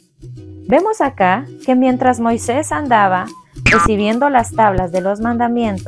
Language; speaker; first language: Spanish; native; Spanish